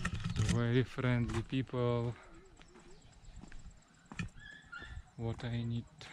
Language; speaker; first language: English; non-native, learner; Russian